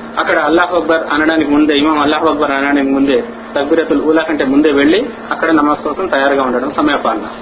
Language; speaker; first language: Telugu; non-native, local second language; Urdu